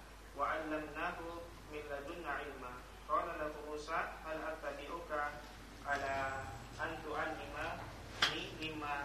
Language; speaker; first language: Arabic; non-native, learner; Indonesian